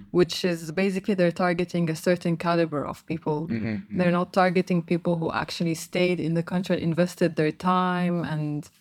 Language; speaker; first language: English; non-native, fluent; Arabic